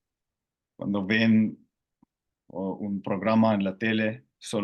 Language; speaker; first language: Spanish; non-native, fluent; Finnish